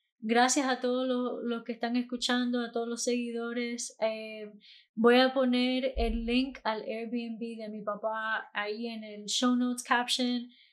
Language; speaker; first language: Spanish; early bilingual, heritage; Spanish